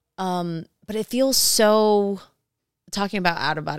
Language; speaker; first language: English; non-native, fluent; Samoan